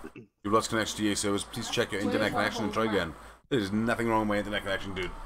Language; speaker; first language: English; native; English